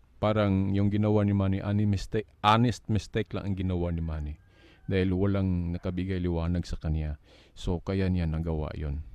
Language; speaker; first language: Filipino; non-native, local second language; Cebuano